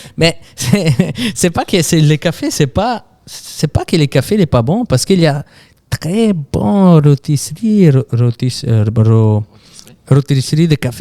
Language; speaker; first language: French; non-native, fluent; Italian